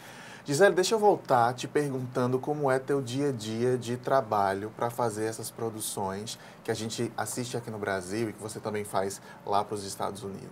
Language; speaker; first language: Portuguese; native; Portuguese